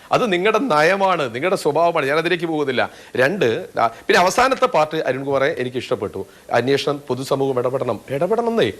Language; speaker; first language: Malayalam; native; Malayalam